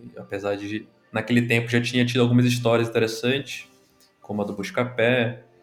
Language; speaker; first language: Portuguese; native; Portuguese